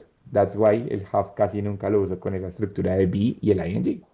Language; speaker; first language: Spanish; native; Spanish